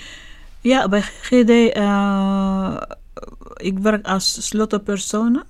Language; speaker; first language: Dutch; non-native, learner; Arabic